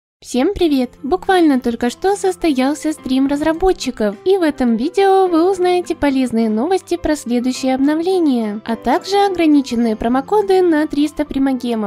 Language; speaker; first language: Russian; native; Russian